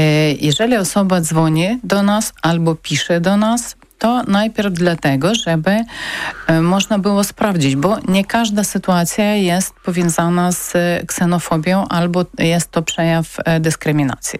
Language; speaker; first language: Polish; non-native, learner; Ukrainian